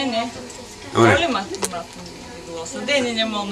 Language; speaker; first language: Greek; non-native, learner; Bulgarian